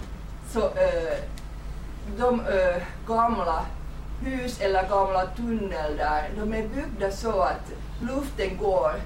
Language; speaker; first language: Swedish; non-native, fluent; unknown